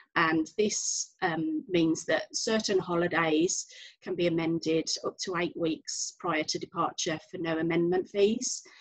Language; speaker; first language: English; native; English